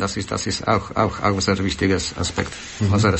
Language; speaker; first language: German; non-native, learner; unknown